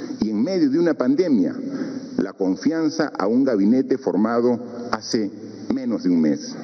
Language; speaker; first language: Spanish; native; Spanish